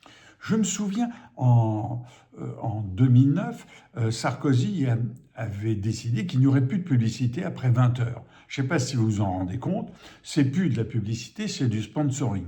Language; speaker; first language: French; native; French